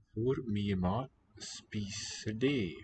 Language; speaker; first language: Norwegian; non-native, learner; English